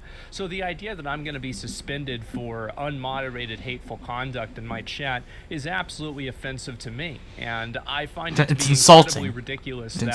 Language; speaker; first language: English; native; English